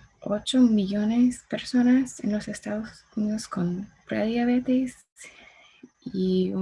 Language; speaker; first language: Spanish; non-native, learner; English